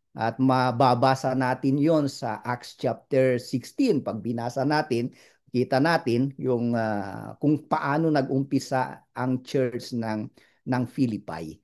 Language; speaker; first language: Filipino; non-native, local second language; Iloko